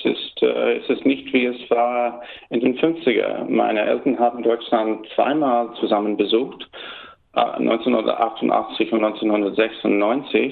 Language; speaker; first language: German; early bilingual, heritage; German